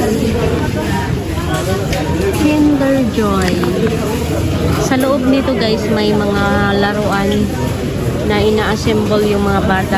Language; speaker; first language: Filipino; native; Filipino